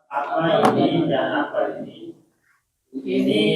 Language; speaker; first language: Indonesian; native; Indonesian